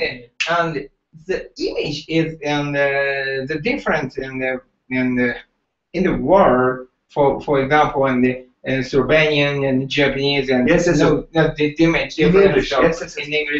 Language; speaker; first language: English; non-native, learner; Japanese